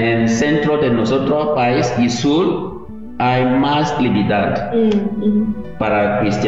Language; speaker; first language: Spanish; non-native, learner; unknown